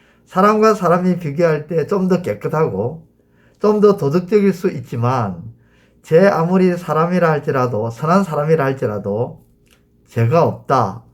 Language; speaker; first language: Korean; native; Korean